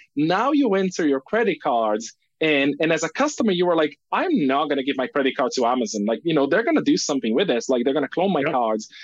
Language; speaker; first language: English; non-native, fluent; Portuguese